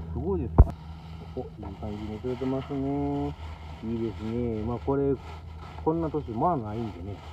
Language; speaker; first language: Japanese; native; Japanese